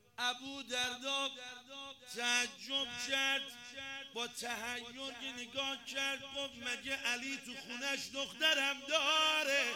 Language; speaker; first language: Persian; non-native, local second language; Azerbaijani